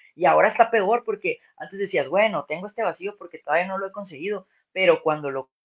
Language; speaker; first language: Spanish; native; Spanish